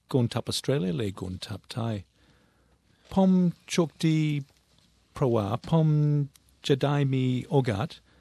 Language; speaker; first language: Thai; non-native, learner; English